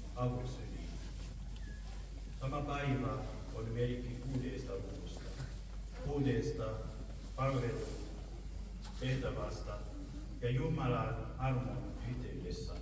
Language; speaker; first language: Finnish; non-native, fluent; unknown